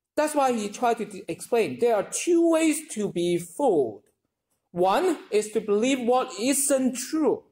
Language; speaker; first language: English; non-native, local second language; Chinese